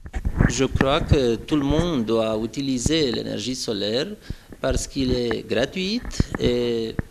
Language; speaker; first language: French; non-native, fluent; Romanian